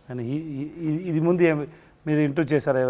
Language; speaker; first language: Telugu; non-native, learner; Tamil